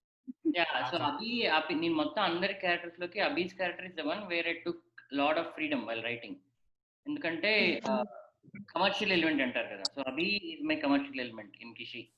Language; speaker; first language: Telugu; native; Telugu